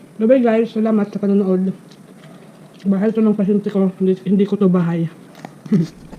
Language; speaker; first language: Filipino; non-native, local second language; Waray